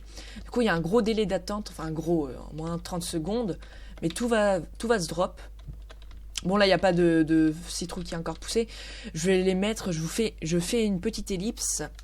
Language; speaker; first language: French; native; French